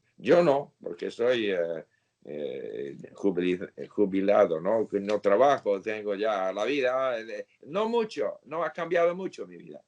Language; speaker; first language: Spanish; non-native, fluent; English